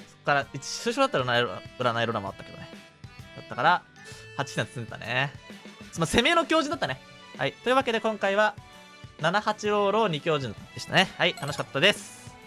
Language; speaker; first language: Japanese; native; Japanese